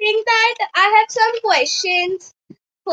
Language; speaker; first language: English; non-native, local second language; Hindi